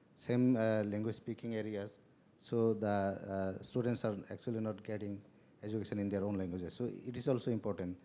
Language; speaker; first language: English; non-native, local second language; Kok Borok